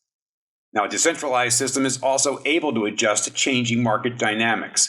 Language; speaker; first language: English; native; English